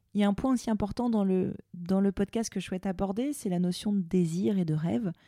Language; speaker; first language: French; native; French